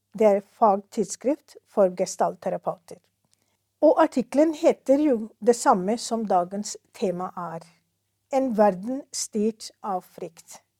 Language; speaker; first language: Norwegian; non-native, fluent; Urdu